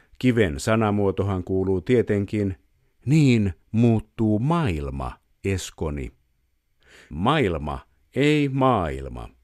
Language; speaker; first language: Finnish; native; Finnish